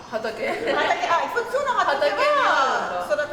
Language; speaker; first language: Japanese; non-native, learner; Persian